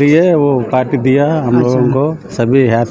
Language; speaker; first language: Hindi; non-native, local second language; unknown